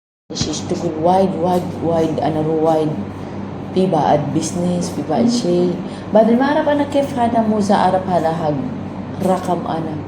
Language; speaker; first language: Arabic; non-native, learner; Filipino